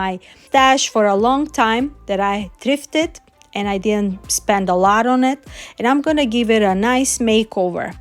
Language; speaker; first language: English; non-native, fluent; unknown